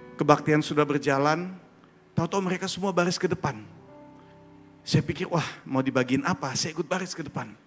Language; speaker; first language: Indonesian; early bilingual, heritage; German